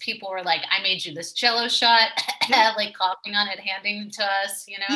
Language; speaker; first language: English; native; English